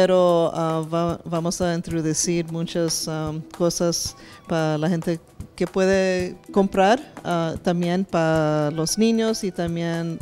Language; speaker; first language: Spanish; early bilingual, heritage; English